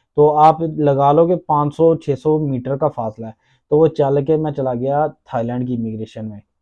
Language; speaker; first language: Urdu; non-native, local second language; Punjabi